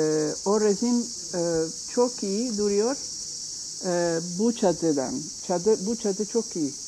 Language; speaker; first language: Turkish; non-native, learner; Italian